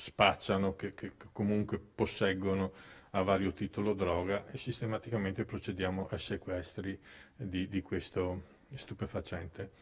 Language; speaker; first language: Italian; native; Italian